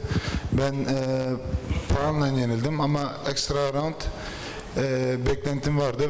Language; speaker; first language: Turkish; early bilingual, heritage; Turkish